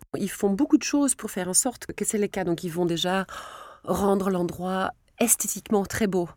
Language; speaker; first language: French; non-native, local second language; Dutch